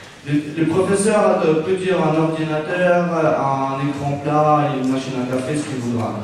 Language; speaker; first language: French; non-native, fluent; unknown